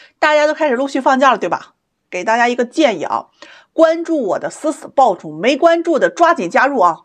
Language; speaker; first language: Chinese; native; Chinese